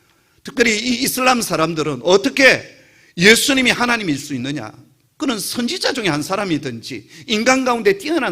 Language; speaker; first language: Korean; native; Korean